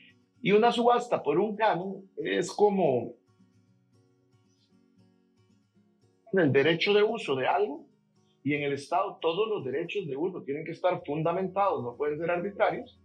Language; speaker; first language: Spanish; native; Spanish